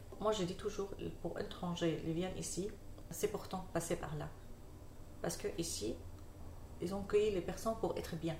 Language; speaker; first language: French; non-native, learner; Arabic